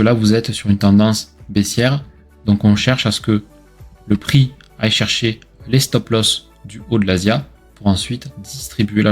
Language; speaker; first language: French; native; French